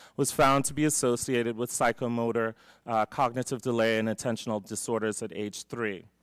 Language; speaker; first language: English; native; English